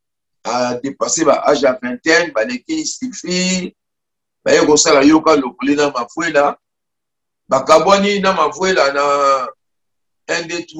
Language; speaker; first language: French; non-native, local second language; Lingala